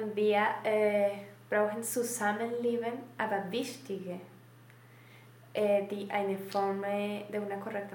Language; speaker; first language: German; non-native, learner; Spanish